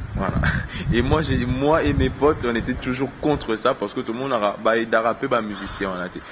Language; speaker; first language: French; non-native, local second language; Lingala